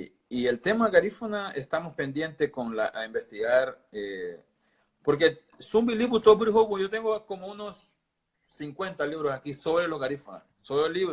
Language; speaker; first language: Spanish; non-native, local second language; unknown